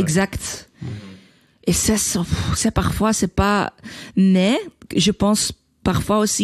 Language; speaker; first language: French; non-native, learner; Dutch